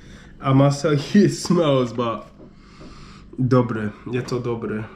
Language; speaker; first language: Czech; non-native, learner; English